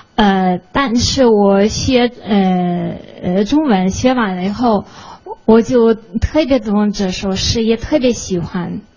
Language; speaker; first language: Chinese; non-native, fluent; Russian